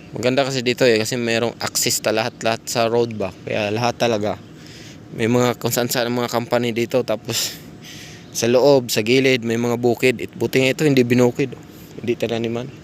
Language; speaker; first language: Filipino; non-native, local second language; Cebuano